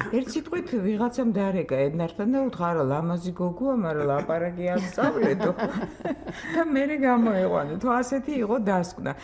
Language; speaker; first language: Georgian; non-native, fluent; Russian